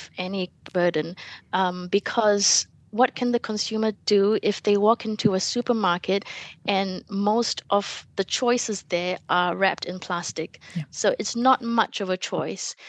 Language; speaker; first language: English; non-native, local second language; Malay